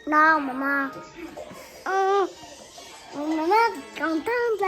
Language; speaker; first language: French; native; French